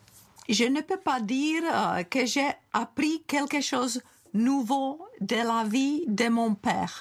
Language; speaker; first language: French; non-native, fluent; Czech